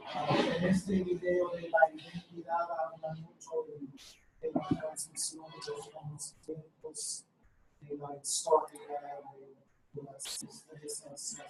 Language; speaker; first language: Spanish; non-native, fluent; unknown